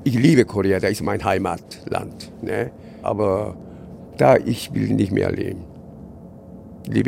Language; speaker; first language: German; non-native, learner; Korean